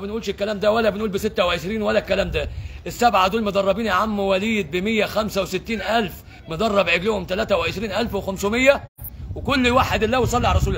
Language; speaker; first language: Arabic; native; Arabic